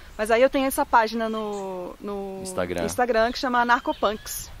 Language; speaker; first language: Portuguese; native; Portuguese